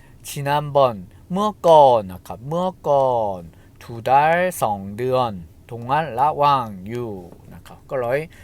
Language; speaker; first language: Korean; non-native, fluent; Thai